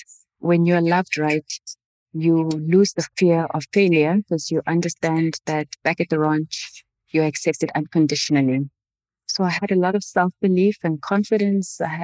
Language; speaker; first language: English; non-native, local second language; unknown